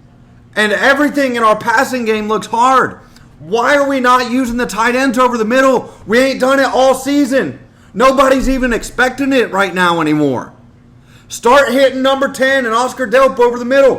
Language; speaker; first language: English; native; English